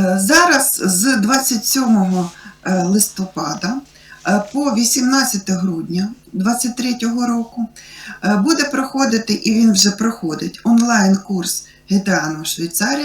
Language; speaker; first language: Ukrainian; native; Ukrainian